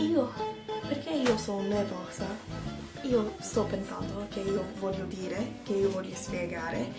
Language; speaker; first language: Italian; non-native, learner; English